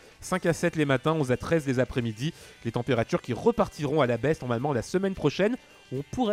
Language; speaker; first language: French; native; French